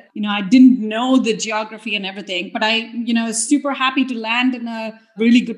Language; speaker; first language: English; non-native, local second language; Tamil